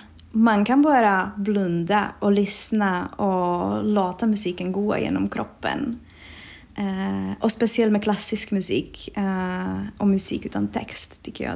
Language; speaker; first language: Swedish; non-native, fluent; Czech